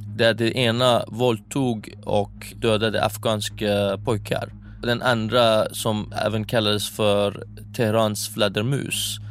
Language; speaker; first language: Swedish; non-native, fluent; Persian